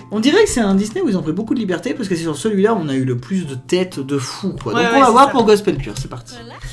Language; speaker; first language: French; native; French